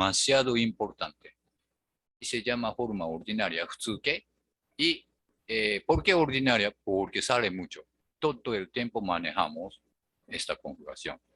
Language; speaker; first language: Spanish; non-native, fluent; Japanese